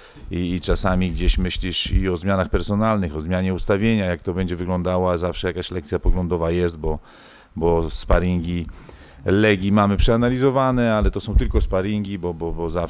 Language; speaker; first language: Polish; native; Polish